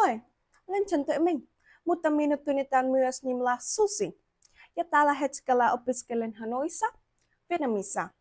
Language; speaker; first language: Finnish; non-native, learner; Vietnamese